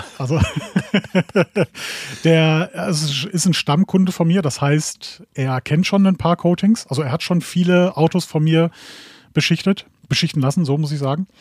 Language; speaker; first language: German; native; German